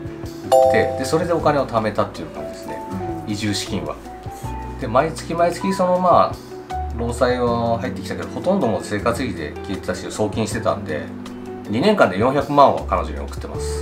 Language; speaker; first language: Japanese; native; Japanese